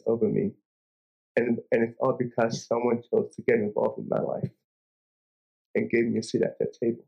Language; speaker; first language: English; non-native, local second language; Igbo